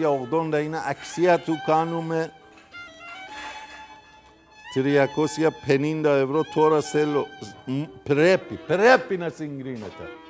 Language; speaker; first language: Greek; non-native, fluent; Persian